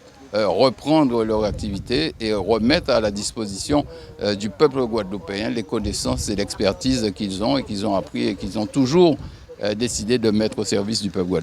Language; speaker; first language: French; native; French